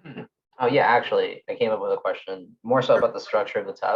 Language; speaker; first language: English; native; English